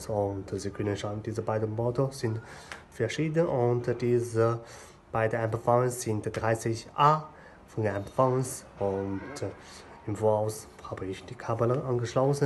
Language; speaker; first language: German; non-native, learner; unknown